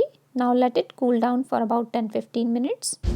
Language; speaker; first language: English; non-native, local second language; Hindi